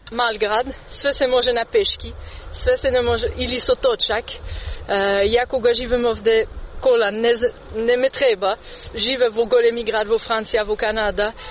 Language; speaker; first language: Macedonian; non-native, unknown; French